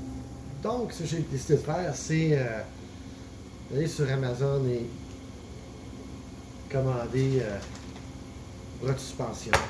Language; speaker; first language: French; native; French